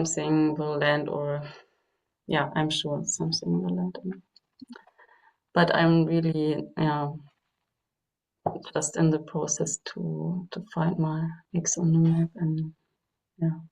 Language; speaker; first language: English; non-native, fluent; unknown